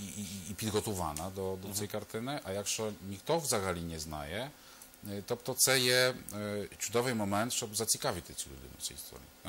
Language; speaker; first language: Ukrainian; non-native, fluent; Polish